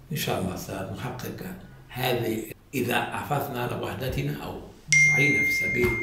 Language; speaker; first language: Arabic; early bilingual, other home language; Italian